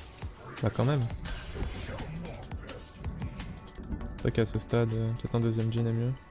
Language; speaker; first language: French; native; French